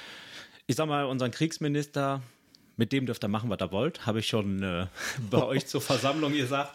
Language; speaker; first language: German; native; German